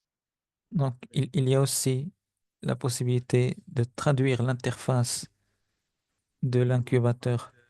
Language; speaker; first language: French; non-native, fluent; Spanish